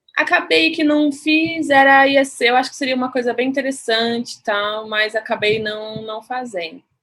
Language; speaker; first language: Portuguese; native; Portuguese